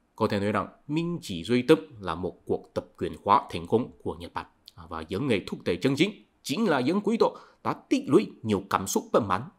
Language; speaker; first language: Vietnamese; non-native, fluent; Chinese